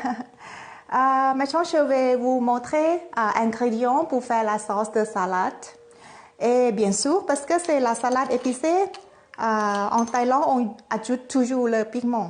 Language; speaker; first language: French; non-native, fluent; Thai